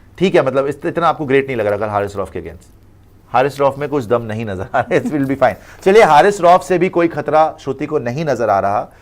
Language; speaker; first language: Hindi; native; Hindi